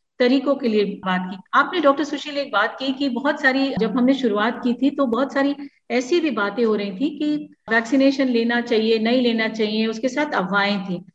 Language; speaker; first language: Hindi; native; Hindi